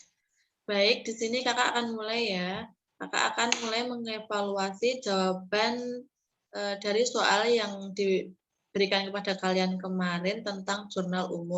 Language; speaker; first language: Indonesian; native; Indonesian